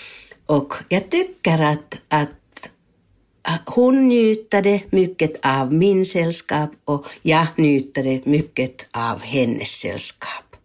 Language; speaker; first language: Swedish; non-native, learner; Finnish